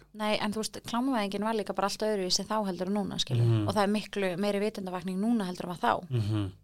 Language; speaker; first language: Icelandic; native; Icelandic